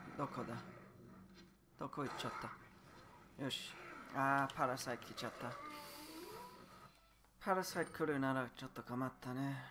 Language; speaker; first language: Japanese; non-native, learner; English